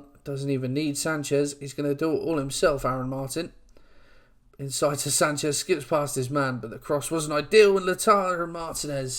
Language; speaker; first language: English; native; English